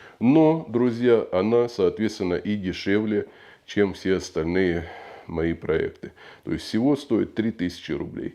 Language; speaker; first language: Russian; native; Russian